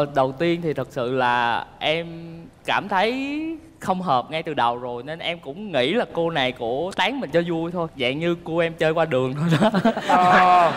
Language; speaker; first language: Vietnamese; native; Vietnamese